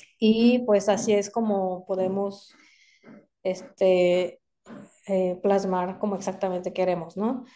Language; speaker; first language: Spanish; non-native, fluent; Korean